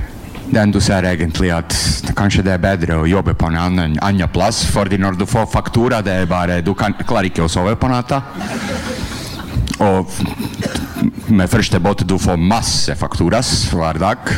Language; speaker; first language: Norwegian; non-native, learner; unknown